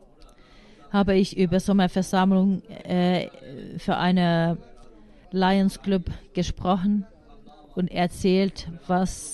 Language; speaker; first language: German; non-native, fluent; Finnish